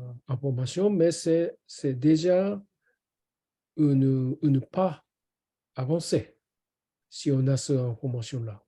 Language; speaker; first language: French; non-native, learner; Japanese